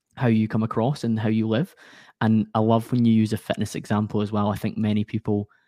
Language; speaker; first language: English; native; English